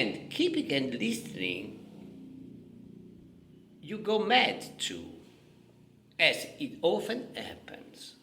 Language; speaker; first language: English; non-native, fluent; Italian